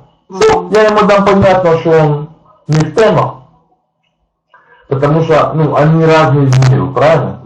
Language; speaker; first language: Russian; non-native, learner; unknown